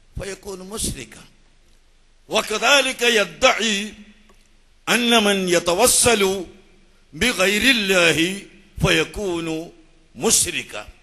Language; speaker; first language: Arabic; non-native, fluent; Malayalam